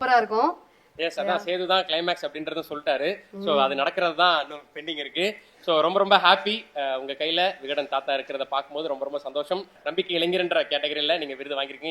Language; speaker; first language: Tamil; native; Tamil